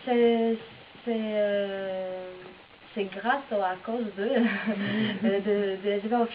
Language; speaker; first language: French; non-native, fluent; Polish